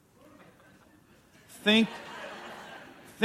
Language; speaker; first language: English; native; English